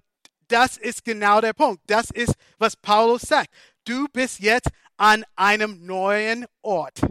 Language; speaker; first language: German; non-native, fluent; English